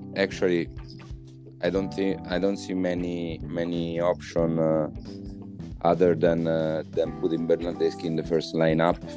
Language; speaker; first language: English; non-native, fluent; Italian